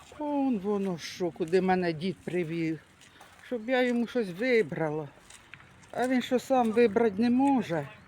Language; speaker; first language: Ukrainian; native; Ukrainian